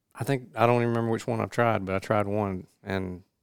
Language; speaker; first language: English; native; English